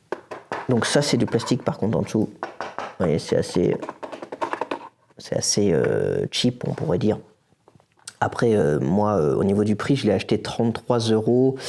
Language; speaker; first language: French; native; French